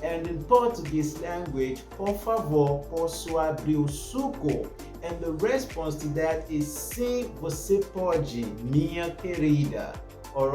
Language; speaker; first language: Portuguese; non-native, fluent; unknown